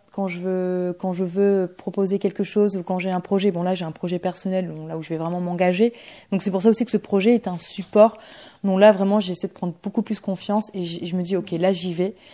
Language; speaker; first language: French; early bilingual, other home language; Bulgarian